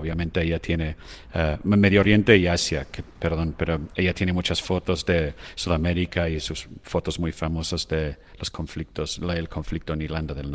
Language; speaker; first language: Spanish; non-native, fluent; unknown